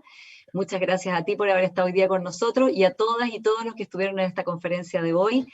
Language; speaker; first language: Spanish; native; Spanish